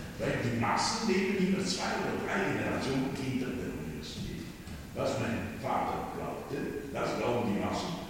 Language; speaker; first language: German; non-native, fluent; Polish